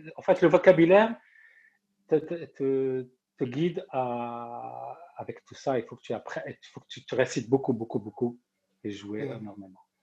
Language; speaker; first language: French; non-native, local second language; Arabic